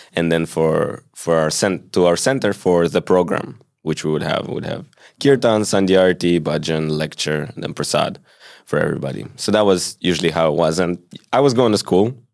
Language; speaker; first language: English; early bilingual, other home language; Hebrew